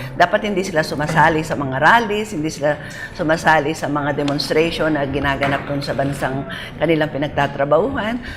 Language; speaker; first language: Filipino; non-native, local second language; Pampanga